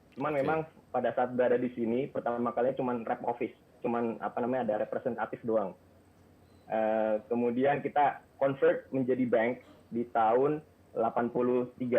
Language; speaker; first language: Indonesian; native; Indonesian